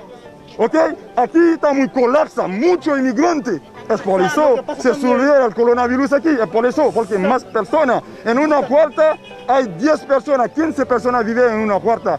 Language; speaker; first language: Spanish; non-native, learner; Haitian Creole